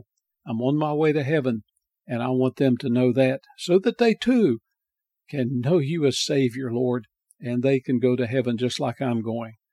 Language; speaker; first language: English; native; English